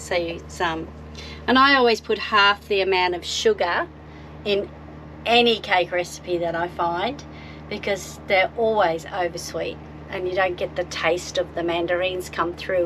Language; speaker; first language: English; native; English